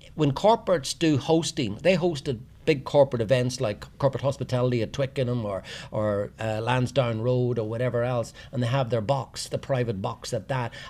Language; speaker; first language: English; native; English